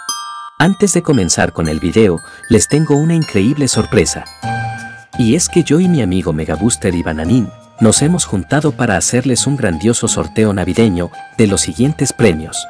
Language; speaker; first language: Spanish; native; Spanish